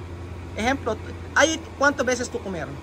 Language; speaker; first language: Spanish; non-native, learner; Filipino